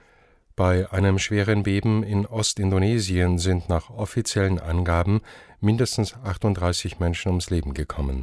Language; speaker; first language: German; native; German